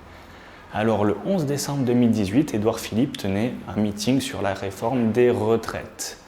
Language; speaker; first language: French; native; French